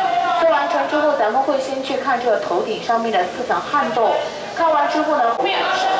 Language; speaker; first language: Chinese; native; Chinese